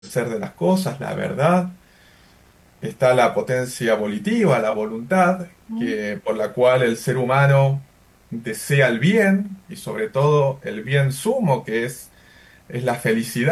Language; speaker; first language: Spanish; native; Spanish